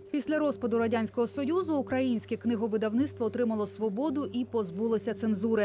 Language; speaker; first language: Ukrainian; early bilingual, other home language; Russian